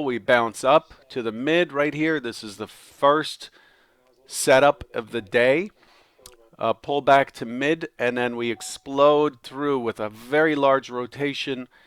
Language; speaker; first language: English; native; English